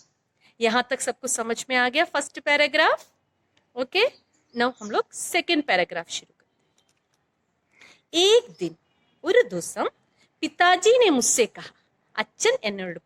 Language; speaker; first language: Hindi; non-native, fluent; Malayalam